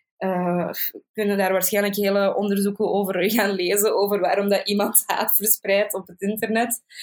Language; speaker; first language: Dutch; native; Dutch